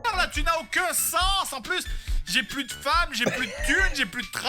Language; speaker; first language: French; native; French